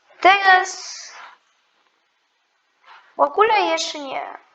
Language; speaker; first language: Polish; non-native, learner; Ukrainian